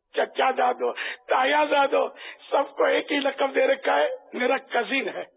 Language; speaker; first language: Urdu; native; Urdu